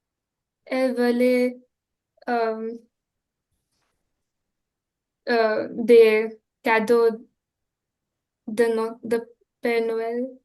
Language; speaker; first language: French; non-native, learner; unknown